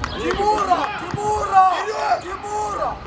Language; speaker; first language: Russian; native; Russian